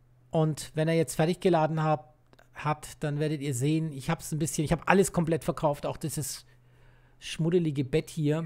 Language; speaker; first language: German; native; German